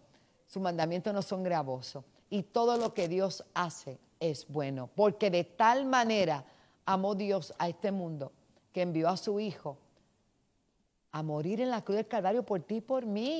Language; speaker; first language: Spanish; native; Spanish